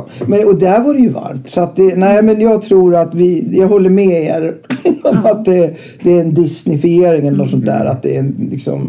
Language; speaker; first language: Swedish; native; Swedish